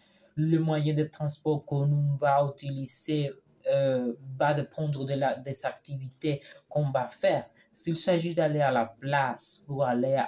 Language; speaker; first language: French; non-native, learner; Spanish